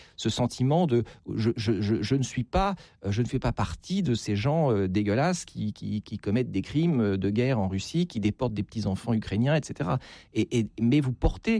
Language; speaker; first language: French; native; French